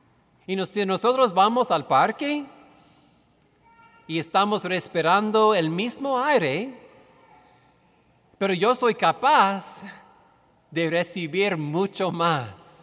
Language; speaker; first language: Spanish; non-native, fluent; English